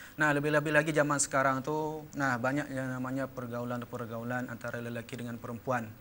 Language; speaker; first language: Malay; non-native, local second language; Achinese